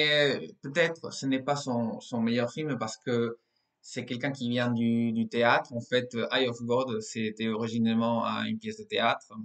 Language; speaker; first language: French; non-native, fluent; Spanish